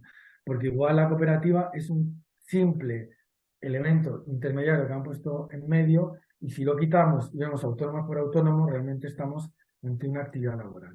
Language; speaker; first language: Spanish; native; Spanish